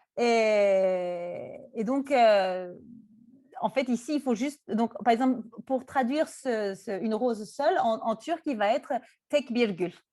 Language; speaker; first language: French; non-native, local second language; Turkish